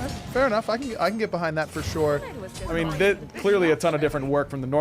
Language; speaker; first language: English; native; English